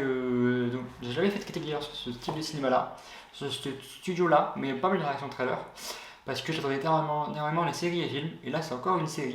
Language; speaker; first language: French; native; French